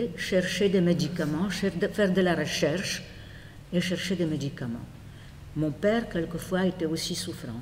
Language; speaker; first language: French; non-native, fluent; Polish